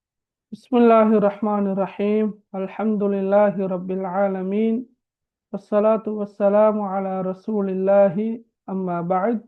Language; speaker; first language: Arabic; non-native, fluent; Tamil